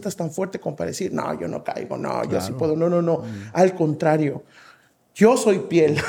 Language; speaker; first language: Spanish; native; Spanish